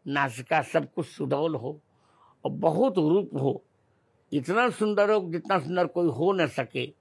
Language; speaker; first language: Hindi; native; Hindi